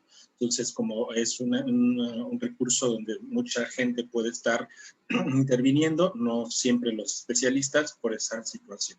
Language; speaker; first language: Spanish; native; Spanish